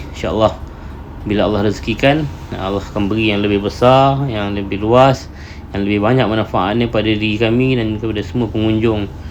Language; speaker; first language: Malay; native; Malay